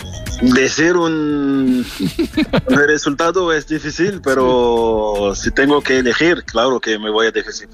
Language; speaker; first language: Spanish; non-native, fluent; French